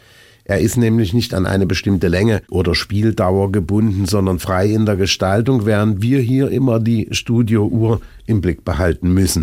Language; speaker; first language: German; native; German